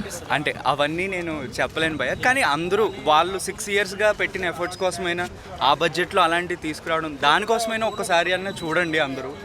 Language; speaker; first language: Telugu; native; Telugu